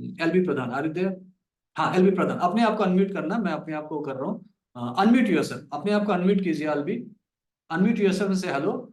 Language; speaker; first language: Hindi; native; Hindi